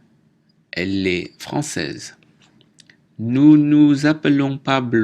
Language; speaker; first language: French; native; French